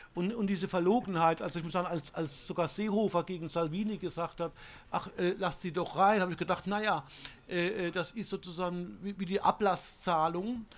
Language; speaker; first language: German; non-native, fluent; Italian